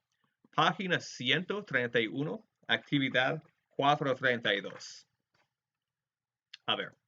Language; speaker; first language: Spanish; non-native, fluent; English